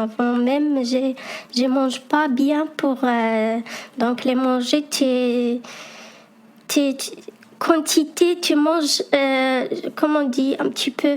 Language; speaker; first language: French; non-native, learner; Arabic